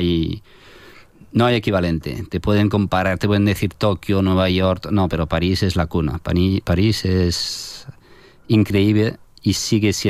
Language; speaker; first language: Spanish; non-native, fluent; French